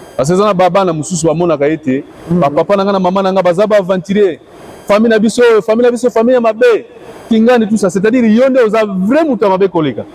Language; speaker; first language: Lingala; non-native, local second language; Kongo